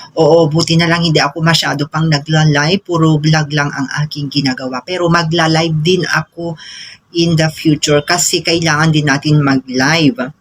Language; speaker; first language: Filipino; non-native, local second language; Cebuano